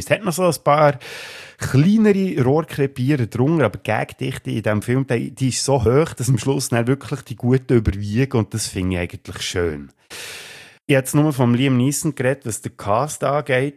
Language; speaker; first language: German; native; German